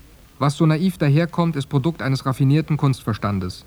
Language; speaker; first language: German; native; German